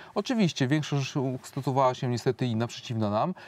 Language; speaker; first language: Polish; native; Polish